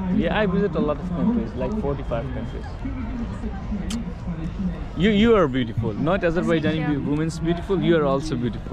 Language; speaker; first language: English; non-native, learner; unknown